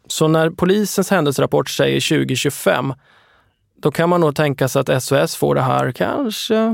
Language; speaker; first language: Swedish; native; Swedish